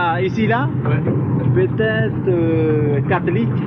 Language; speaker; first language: French; non-native, local second language; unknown